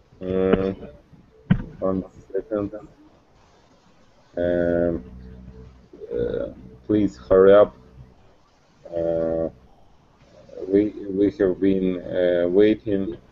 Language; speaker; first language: English; non-native, learner; Russian